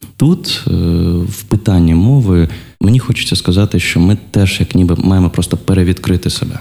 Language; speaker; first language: Ukrainian; non-native, local second language; Russian